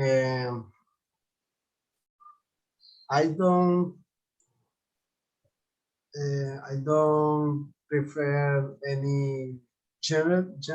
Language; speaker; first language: English; non-native, learner; Spanish